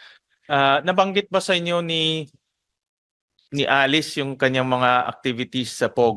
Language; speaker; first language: Filipino; native; Filipino